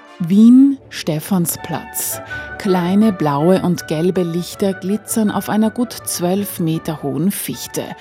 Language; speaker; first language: German; native; German